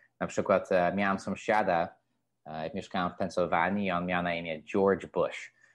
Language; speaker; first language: Polish; early bilingual, heritage; Polish